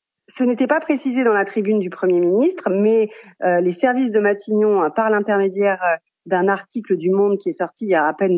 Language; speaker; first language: French; native; French